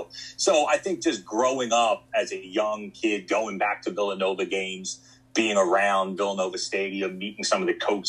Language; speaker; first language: English; native; English